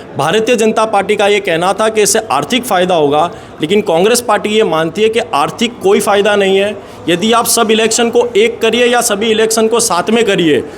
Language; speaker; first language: Hindi; non-native, local second language; Gujarati